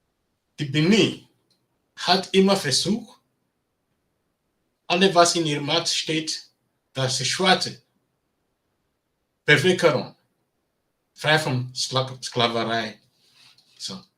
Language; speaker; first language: German; non-native, learner; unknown